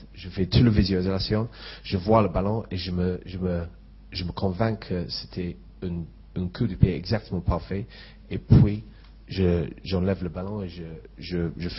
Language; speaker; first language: French; non-native, fluent; English